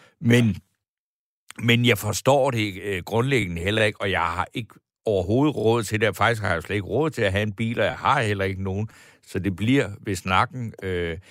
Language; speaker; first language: Danish; native; Danish